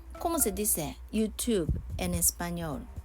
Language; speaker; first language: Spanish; non-native, learner; Japanese